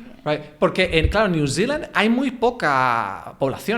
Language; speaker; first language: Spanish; non-native, fluent; English